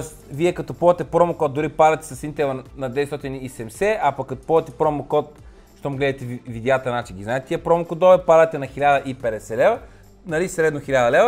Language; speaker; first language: Bulgarian; native; Bulgarian